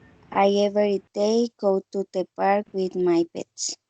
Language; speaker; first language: English; non-native, learner; Spanish